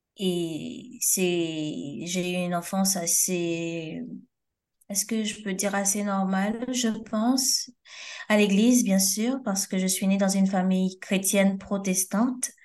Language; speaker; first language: French; non-native, local second language; Haitian Creole